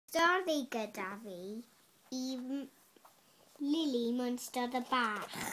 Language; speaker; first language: Welsh; non-native, local second language; English